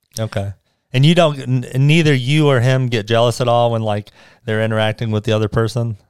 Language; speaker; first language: English; native; English